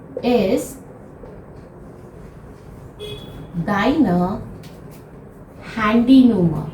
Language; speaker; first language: German; non-native, fluent; Hindi